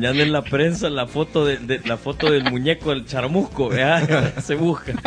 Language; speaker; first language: Spanish; native; Spanish